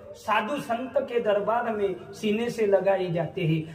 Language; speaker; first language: Hindi; non-native, local second language; Marathi